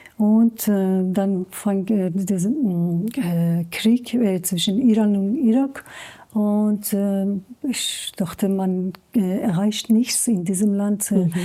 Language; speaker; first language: German; non-native, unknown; Persian